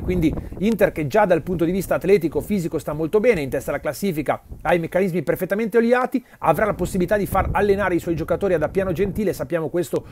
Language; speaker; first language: Italian; native; Italian